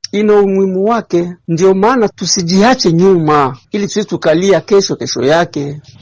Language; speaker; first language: Swahili; native; Swahili